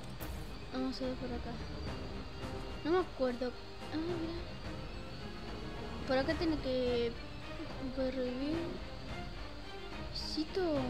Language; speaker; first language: Spanish; native; Spanish